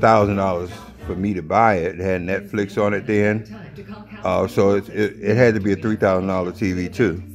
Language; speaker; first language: English; native; English